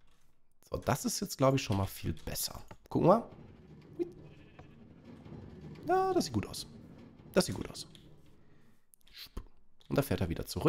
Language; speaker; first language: German; native; German